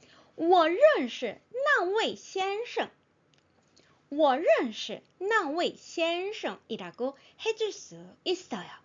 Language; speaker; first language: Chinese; non-native, fluent; Korean